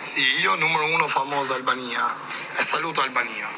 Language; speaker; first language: Italian; non-native, learner; Albanian